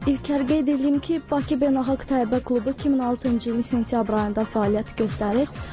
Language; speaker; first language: Azerbaijani; native; Azerbaijani